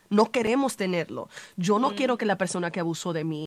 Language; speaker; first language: Spanish; early bilingual, heritage; Spanish